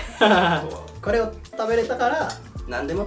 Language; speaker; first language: Japanese; non-native, fluent; Filipino